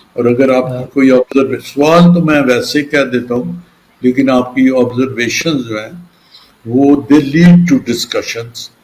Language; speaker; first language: Urdu; non-native, local second language; Punjabi